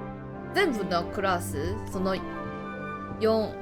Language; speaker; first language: Japanese; non-native, learner; Chinese